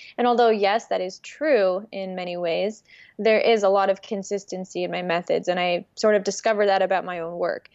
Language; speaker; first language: English; early bilingual, other home language; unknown